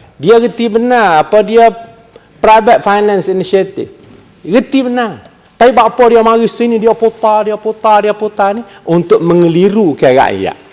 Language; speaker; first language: Malay; native; Malay